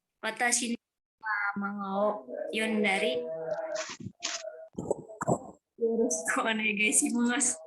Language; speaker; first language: Japanese; non-native, learner; Indonesian